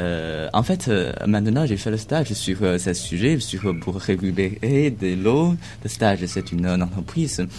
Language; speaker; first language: French; non-native, learner; Chinese